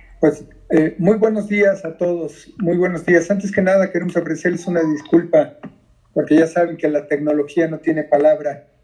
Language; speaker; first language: Spanish; native; Spanish